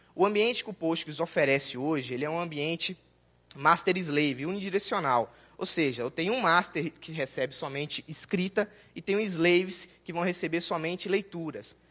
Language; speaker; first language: Portuguese; native; Portuguese